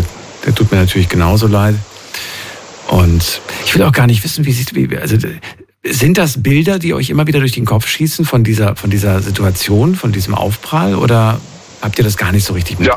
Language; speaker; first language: German; native; German